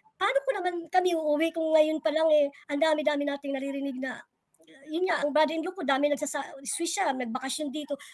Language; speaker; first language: Filipino; non-native, local second language; Cebuano